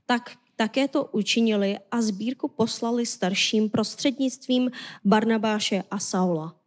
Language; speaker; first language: Czech; non-native, fluent; Korean